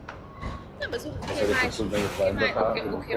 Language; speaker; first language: Portuguese; native; Portuguese